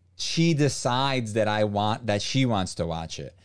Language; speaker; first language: English; non-native, fluent; Portuguese